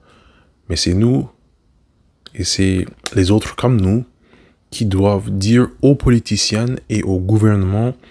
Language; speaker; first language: French; non-native, learner; English